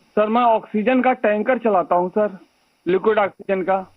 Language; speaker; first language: Hindi; native; Hindi